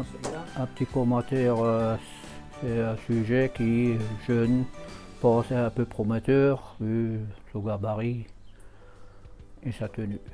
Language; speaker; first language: French; native; French